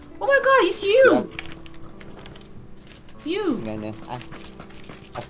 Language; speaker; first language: English; non-native, learner; Korean